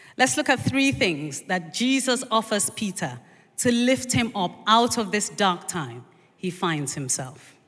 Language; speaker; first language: English; native; English